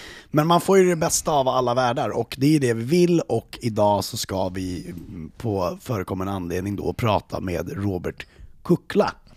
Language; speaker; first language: Swedish; native; Swedish